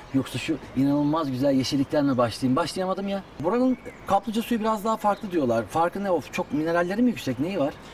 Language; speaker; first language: Turkish; native; Turkish